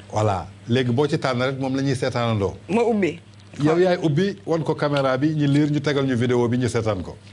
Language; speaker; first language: Wolof; native; Wolof